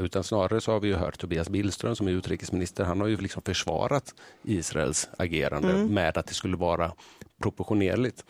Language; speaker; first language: Swedish; native; Swedish